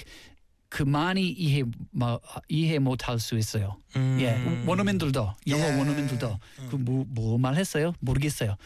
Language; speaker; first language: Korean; non-native, learner; English